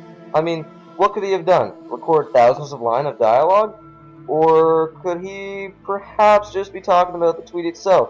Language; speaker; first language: English; native; English